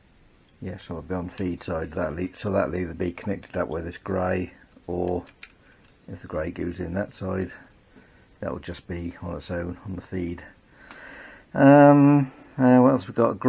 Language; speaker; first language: English; native; English